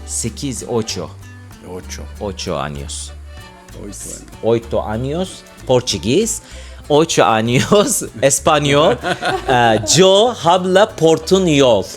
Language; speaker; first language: Spanish; non-native, learner; Turkish